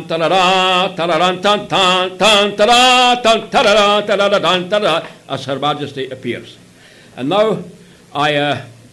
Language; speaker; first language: English; native; English